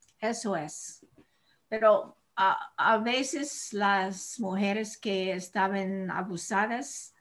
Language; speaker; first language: Spanish; non-native, fluent; English